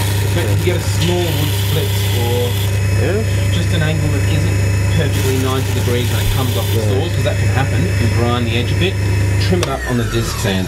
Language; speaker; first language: English; non-native, fluent; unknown